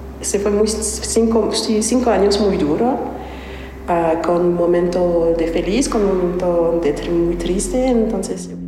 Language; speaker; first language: Spanish; non-native, learner; French